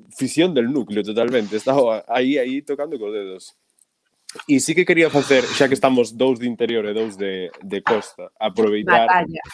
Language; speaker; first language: Galician; native; Galician